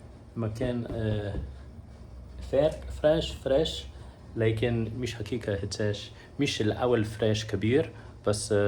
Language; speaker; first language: Arabic; non-native, learner; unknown